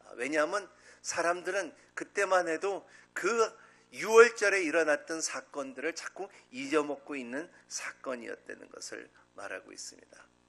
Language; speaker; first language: Korean; native; Korean